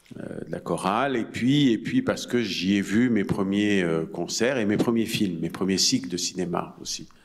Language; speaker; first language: French; native; French